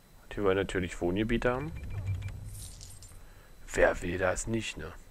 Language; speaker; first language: German; native; German